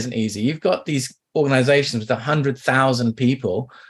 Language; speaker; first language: English; native; English